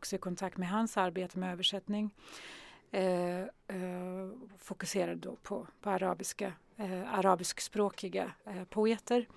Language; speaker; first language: Swedish; early bilingual, other home language; Arabic